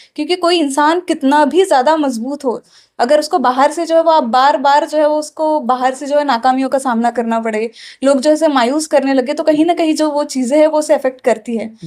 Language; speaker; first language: Hindi; non-native, local second language; Urdu